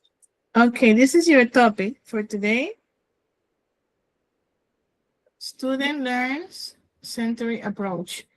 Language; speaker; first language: English; non-native, learner; Spanish